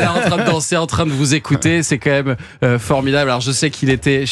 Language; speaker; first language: French; native; French